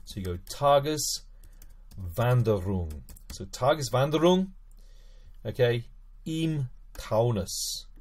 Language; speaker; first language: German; non-native, fluent; English